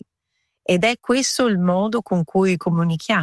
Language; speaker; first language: Italian; early bilingual, heritage; Italian